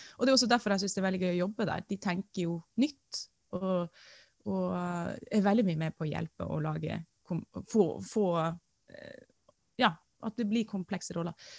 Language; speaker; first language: Norwegian; native; Norwegian